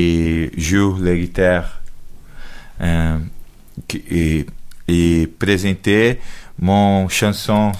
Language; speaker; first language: French; non-native, learner; Portuguese